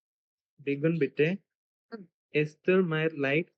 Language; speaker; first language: German; non-native, learner; Malayalam